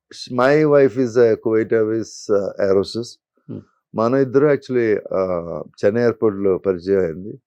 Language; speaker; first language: Telugu; non-native, local second language; Malayalam